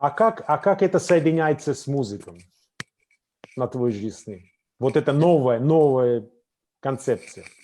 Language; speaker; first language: Russian; non-native, fluent; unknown